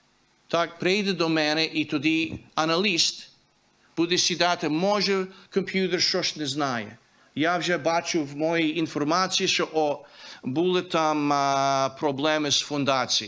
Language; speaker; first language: Ukrainian; early bilingual, heritage; Ukrainian